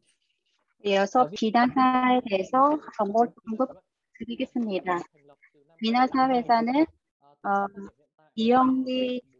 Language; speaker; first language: Korean; non-native, fluent; Vietnamese